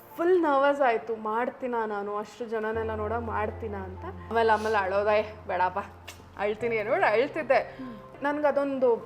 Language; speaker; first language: Kannada; native; Kannada